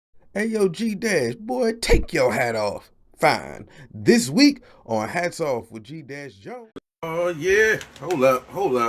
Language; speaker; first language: English; native; English